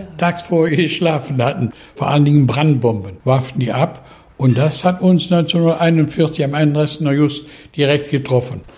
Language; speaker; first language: German; native; German